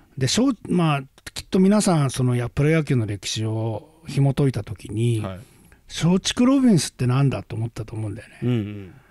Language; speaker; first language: Japanese; native; Japanese